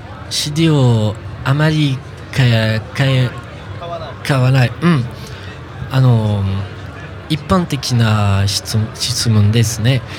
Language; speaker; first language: Japanese; non-native, learner; French